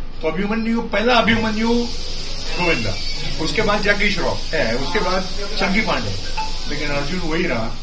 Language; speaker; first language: Hindi; native; Hindi